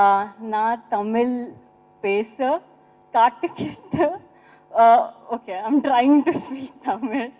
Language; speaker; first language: Tamil; non-native, learner; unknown